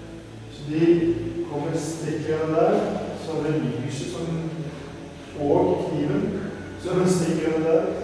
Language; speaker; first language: Norwegian; native; Norwegian